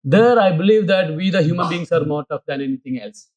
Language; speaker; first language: English; non-native, local second language; Malayalam